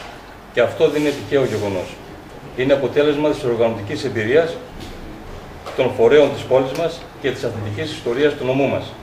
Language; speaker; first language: Greek; native; Greek